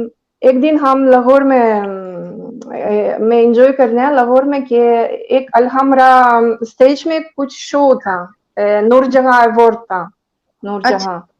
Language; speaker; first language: Hindi; non-native, learner; Greek